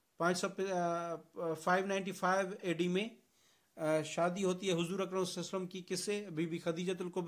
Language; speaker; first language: Urdu; non-native, local second language; Sindhi